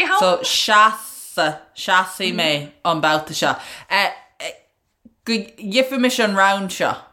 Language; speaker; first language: Irish; non-native, local second language; English